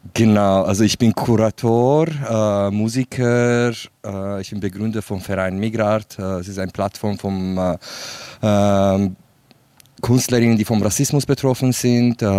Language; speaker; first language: German; non-native, fluent; Kurdish